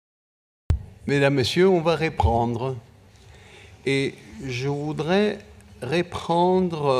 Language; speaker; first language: French; non-native, fluent; Spanish